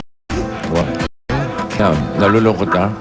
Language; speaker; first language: Filipino; native; Filipino